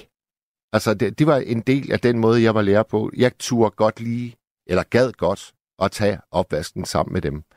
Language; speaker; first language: Danish; native; Danish